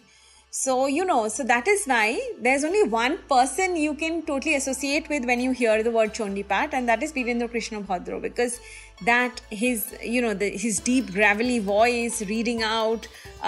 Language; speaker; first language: English; non-native, local second language; Bangla